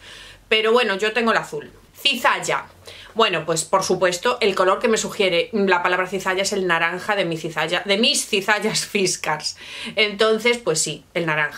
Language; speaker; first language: Spanish; native; Spanish